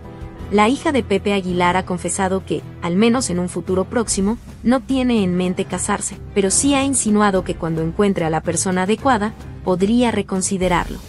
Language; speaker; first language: Spanish; native; Spanish